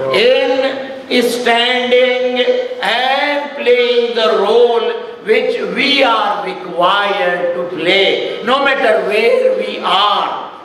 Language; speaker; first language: English; non-native, local second language; Urdu